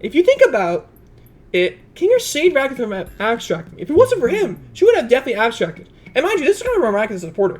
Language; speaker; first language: English; native; English